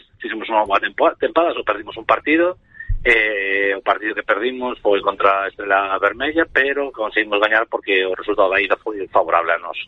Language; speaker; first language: Galician; non-native, local second language; Spanish